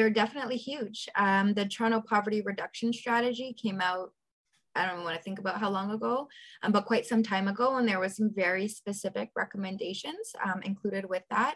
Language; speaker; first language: English; native; English